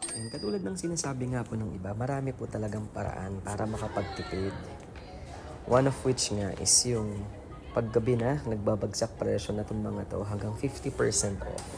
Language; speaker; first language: Filipino; non-native, local second language; Iloko